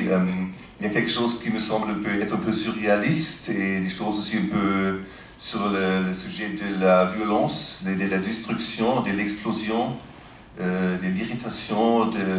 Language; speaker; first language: French; non-native, fluent; German